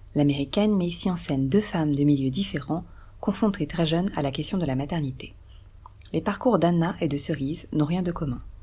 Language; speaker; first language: French; native; French